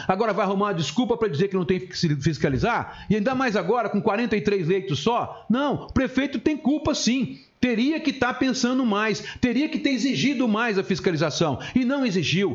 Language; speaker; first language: Portuguese; native; Portuguese